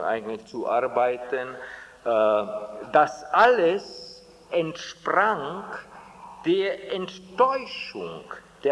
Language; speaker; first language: German; non-native, fluent; Czech